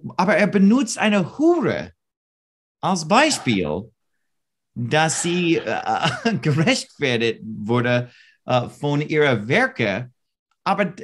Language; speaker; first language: German; non-native, learner; English